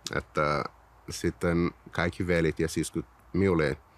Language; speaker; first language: Finnish; non-native, learner; Portuguese